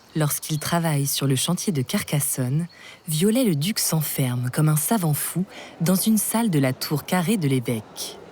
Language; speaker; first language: French; native; French